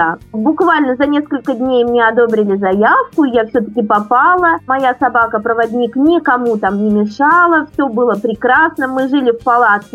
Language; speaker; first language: Russian; native; Russian